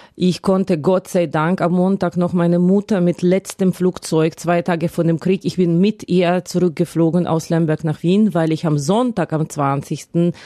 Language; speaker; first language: German; non-native, fluent; Ukrainian